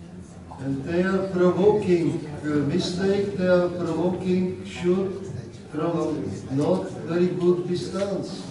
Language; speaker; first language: English; non-native, learner; Czech